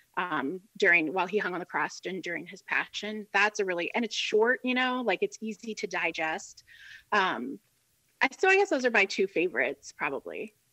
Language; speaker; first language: English; native; English